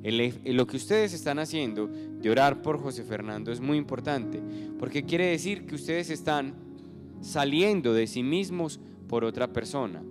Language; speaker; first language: Spanish; native; Spanish